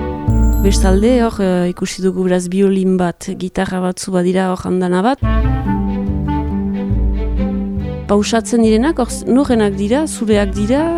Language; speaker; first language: Basque; native; Basque